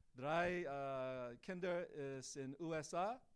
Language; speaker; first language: German; non-native, learner; English